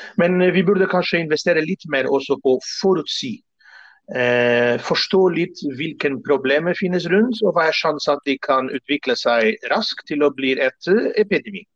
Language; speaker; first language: Norwegian; non-native, fluent; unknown